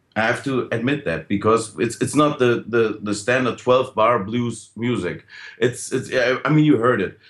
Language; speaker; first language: English; non-native, fluent; German